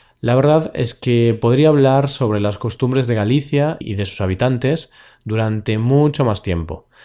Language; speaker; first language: Spanish; native; Spanish